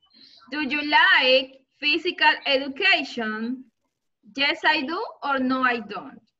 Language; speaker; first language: English; non-native, learner; Spanish